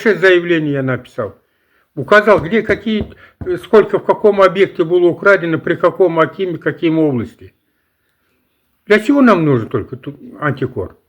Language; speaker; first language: Russian; non-native, local second language; Kazakh